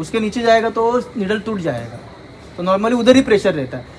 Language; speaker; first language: Hindi; non-native, local second language; Marathi